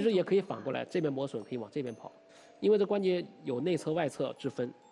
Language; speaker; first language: Chinese; native; Chinese